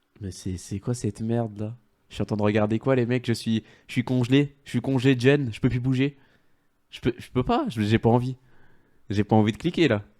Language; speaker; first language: French; native; French